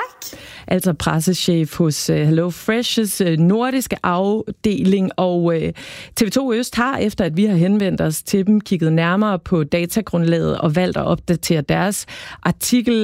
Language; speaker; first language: Danish; native; Danish